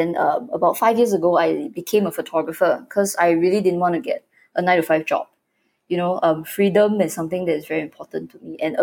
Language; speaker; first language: English; native; English